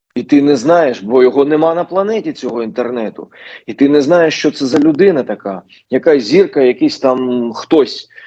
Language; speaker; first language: Ukrainian; non-native, local second language; Russian